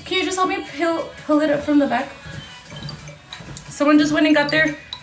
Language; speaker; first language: English; early bilingual, other home language; Spanish